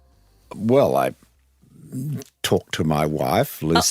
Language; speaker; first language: English; native; English